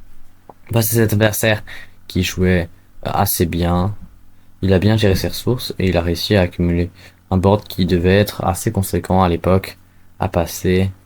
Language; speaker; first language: French; native; French